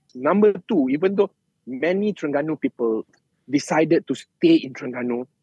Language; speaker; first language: English; non-native, local second language; Malay